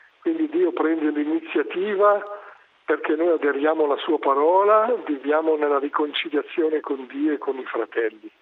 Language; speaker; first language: Italian; native; Italian